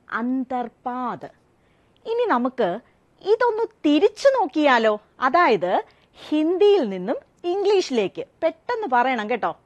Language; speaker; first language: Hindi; non-native, local second language; Malayalam